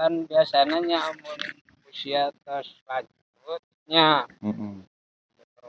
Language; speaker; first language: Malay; non-native, local second language; Sundanese